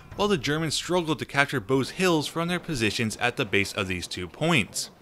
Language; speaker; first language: English; native; English